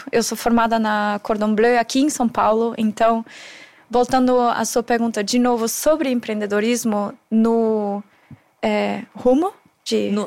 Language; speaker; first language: Portuguese; non-native, fluent; German